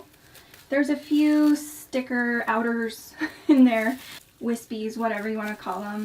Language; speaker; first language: English; native; English